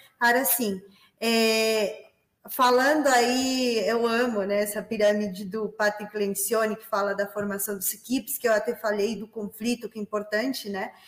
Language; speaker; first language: Portuguese; non-native, fluent; Spanish